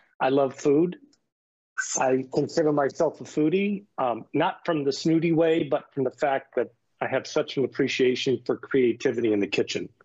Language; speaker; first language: English; native; English